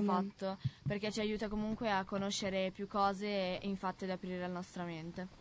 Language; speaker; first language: Italian; native; Italian